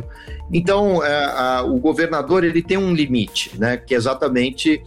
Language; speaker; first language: Portuguese; native; Portuguese